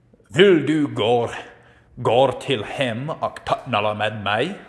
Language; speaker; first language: Swedish; non-native, learner; English